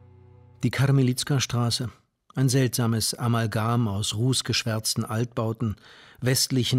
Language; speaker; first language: German; native; German